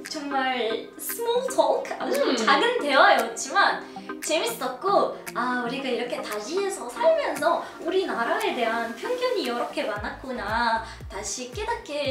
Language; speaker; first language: Korean; non-native, fluent; Arabic